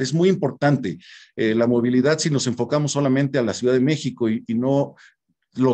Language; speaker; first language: Spanish; native; Spanish